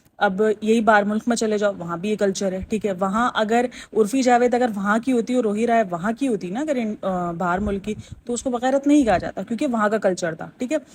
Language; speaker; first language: Urdu; native; Urdu